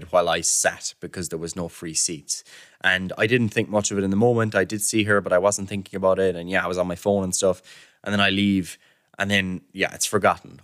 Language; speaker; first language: English; native; English